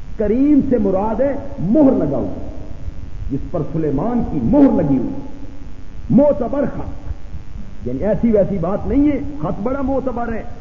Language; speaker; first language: Urdu; non-native, local second language; Punjabi